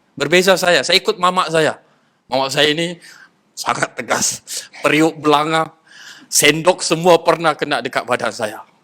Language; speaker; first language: Malay; non-native, local second language; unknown